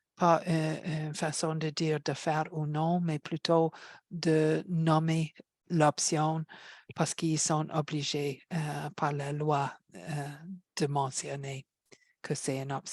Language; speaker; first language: French; non-native, fluent; English